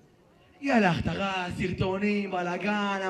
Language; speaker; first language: Hebrew; native; Hebrew